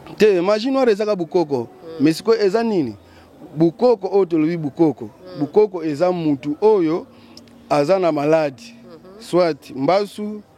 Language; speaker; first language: Lingala; non-native, local second language; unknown